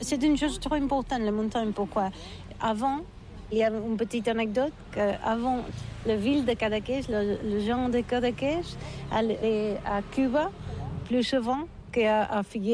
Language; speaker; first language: French; non-native, learner; Catalan